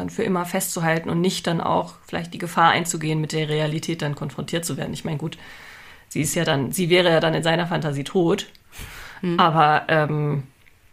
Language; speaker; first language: German; native; German